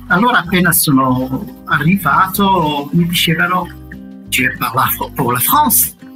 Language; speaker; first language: Italian; non-native, fluent; Arabic